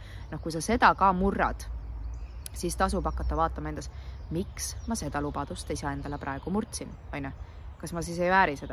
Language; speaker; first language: Estonian; native; Estonian